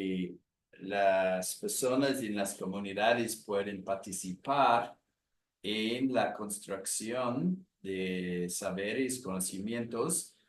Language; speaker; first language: Spanish; non-native, fluent; English